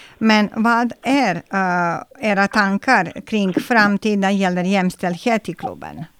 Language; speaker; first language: Swedish; non-native, fluent; Serbian